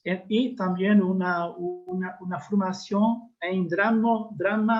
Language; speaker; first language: Spanish; non-native, learner; Portuguese